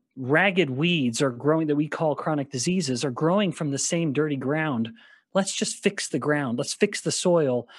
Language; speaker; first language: English; native; English